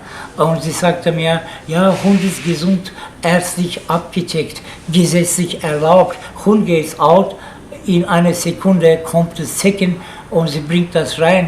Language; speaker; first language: German; non-native, learner; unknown